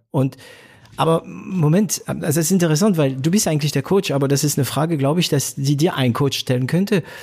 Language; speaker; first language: German; non-native, fluent; French